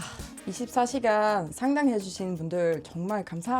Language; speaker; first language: Korean; non-native, fluent; Swedish